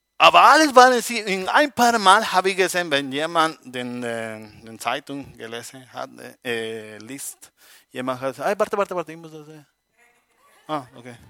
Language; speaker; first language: German; non-native, learner; Spanish